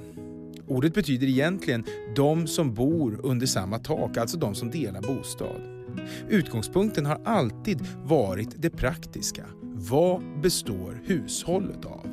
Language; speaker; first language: Swedish; native; Swedish